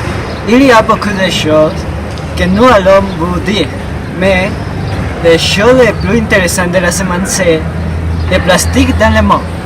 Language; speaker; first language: French; non-native, learner; Spanish